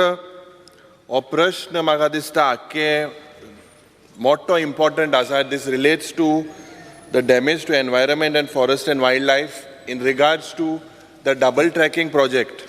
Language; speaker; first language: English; non-native, local second language; Konkani